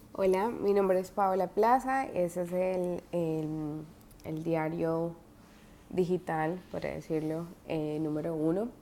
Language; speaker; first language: Spanish; native; Spanish